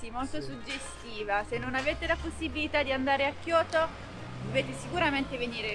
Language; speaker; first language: Italian; native; Italian